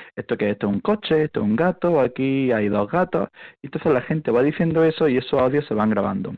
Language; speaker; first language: Spanish; native; Spanish